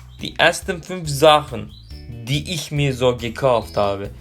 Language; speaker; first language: German; non-native, fluent; Turkish